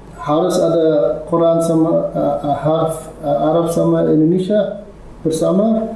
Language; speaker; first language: Indonesian; non-native, learner; English